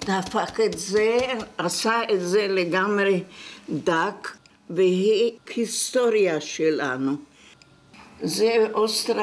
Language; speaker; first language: Hebrew; non-native, fluent; Czech